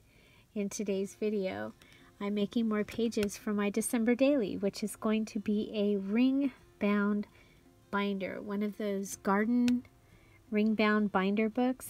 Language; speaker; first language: English; native; English